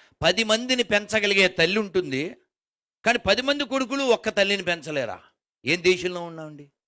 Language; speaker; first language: Telugu; native; Telugu